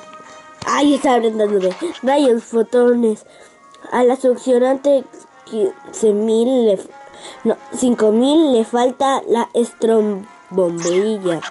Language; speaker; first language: Spanish; native; Spanish